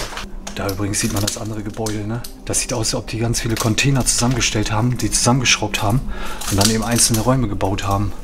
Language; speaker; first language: German; native; German